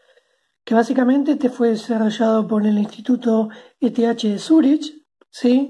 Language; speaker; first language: Spanish; native; Spanish